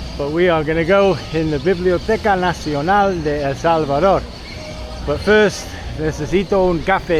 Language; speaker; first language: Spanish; non-native, learner; English